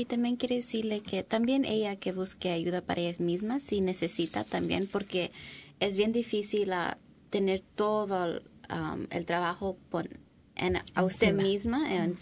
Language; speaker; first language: Spanish; early bilingual, heritage; English